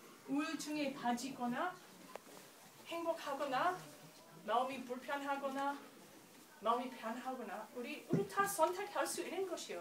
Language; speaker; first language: Korean; non-native, learner; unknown